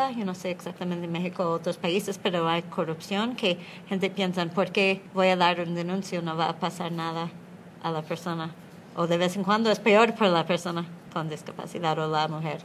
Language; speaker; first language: Spanish; non-native, learner; English